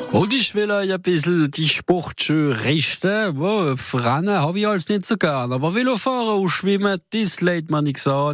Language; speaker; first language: German; native; German